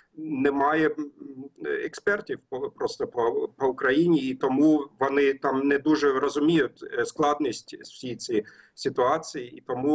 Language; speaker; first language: Ukrainian; non-native, learner; German